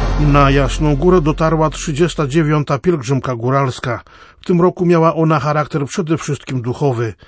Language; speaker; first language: Polish; native; Polish